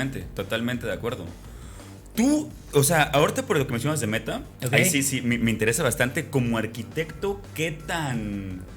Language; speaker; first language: Spanish; native; Spanish